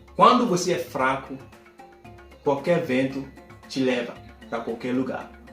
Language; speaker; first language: Portuguese; non-native, fluent; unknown